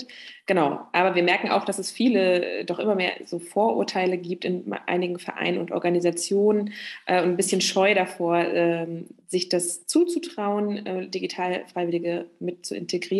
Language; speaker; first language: German; native; German